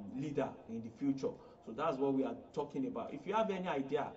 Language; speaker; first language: English; non-native, local second language; Yoruba